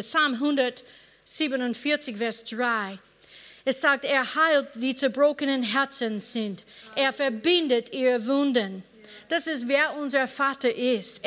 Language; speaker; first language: German; non-native, fluent; English